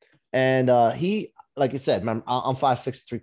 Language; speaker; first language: English; native; English